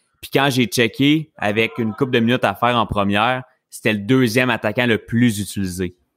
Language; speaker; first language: French; native; French